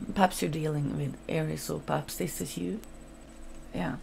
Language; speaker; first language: English; non-native, fluent; Norwegian